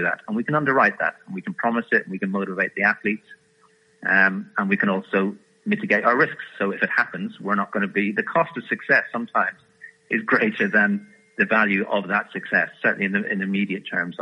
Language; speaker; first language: English; native; English